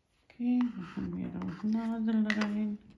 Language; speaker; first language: German; non-native, fluent; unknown